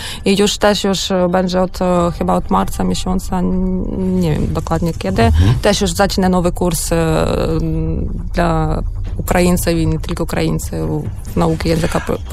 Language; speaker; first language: Polish; non-native, learner; Ukrainian